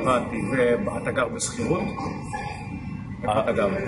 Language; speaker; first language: Hebrew; native; Hebrew